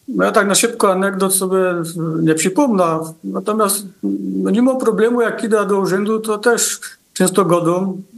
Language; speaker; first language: Polish; native; Polish